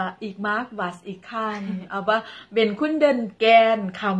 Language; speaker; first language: German; non-native, learner; Thai